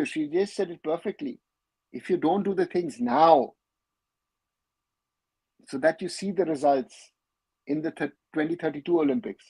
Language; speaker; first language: English; non-native, local second language; Bangla